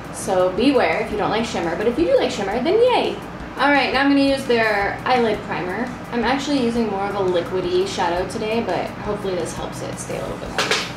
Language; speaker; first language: English; native; English